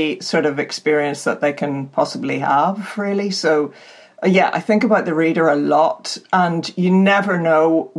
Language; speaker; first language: English; native; English